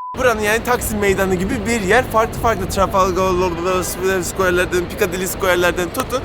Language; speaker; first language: Turkish; native; Turkish